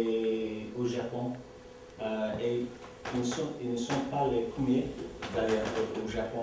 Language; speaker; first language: French; non-native, learner; English